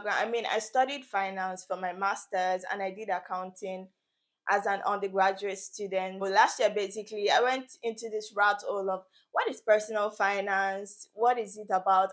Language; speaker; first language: English; non-native, local second language; Yoruba